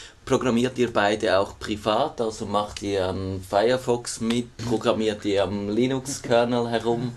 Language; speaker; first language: German; native; German